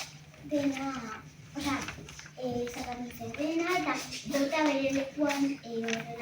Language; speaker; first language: Basque; non-native, local second language; Spanish